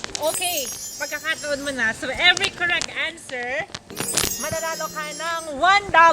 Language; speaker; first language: Filipino; native; Filipino